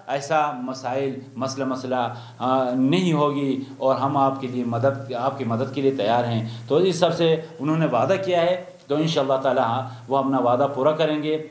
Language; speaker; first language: Urdu; non-native, local second language; Khowar